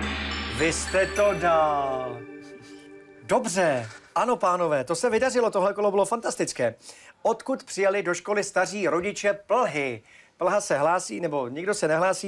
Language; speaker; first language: Czech; native; Czech